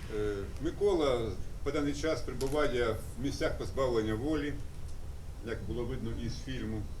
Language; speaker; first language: Ukrainian; native; Ukrainian